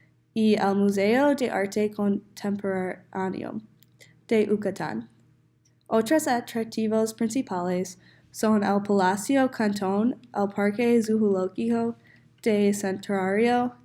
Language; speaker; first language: Spanish; non-native, learner; English